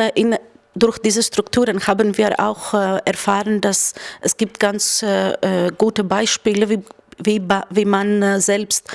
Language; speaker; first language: German; non-native, fluent; Greek